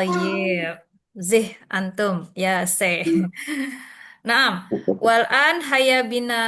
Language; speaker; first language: Arabic; non-native, learner; Indonesian